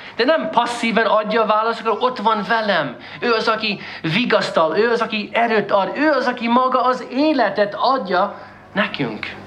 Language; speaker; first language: Hungarian; non-native, fluent; English